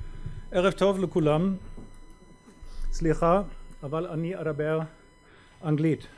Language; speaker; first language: Hebrew; non-native, learner; German